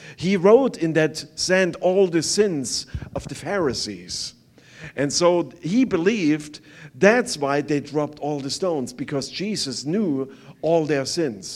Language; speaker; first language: English; non-native, fluent; German